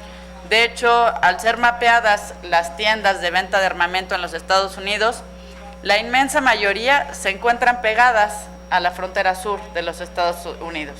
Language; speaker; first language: Spanish; native; Spanish